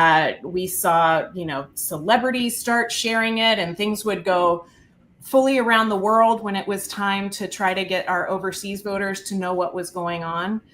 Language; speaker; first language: English; native; English